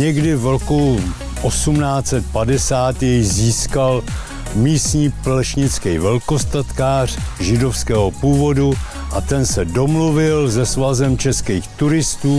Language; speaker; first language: Czech; native; Czech